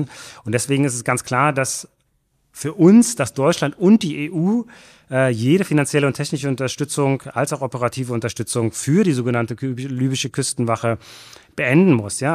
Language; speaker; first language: German; native; German